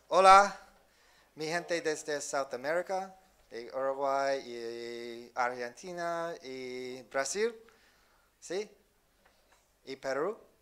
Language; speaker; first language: Spanish; non-native, learner; English